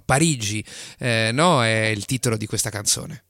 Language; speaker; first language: Italian; native; Italian